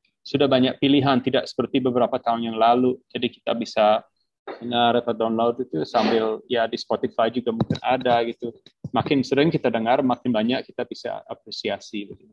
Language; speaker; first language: Indonesian; non-native, fluent; English